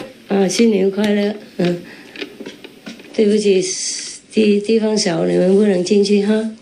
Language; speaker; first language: Chinese; non-native, fluent; Vietnamese